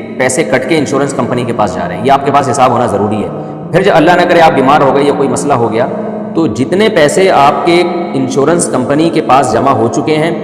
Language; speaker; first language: Urdu; native; Urdu